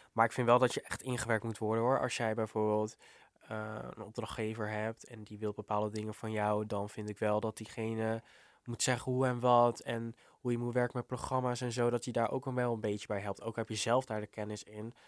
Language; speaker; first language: Dutch; native; Dutch